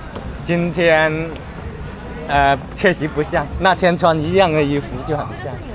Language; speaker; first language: Chinese; non-native, fluent; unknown